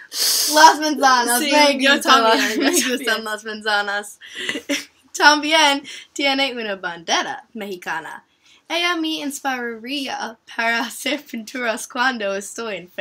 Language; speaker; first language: Spanish; non-native, learner; English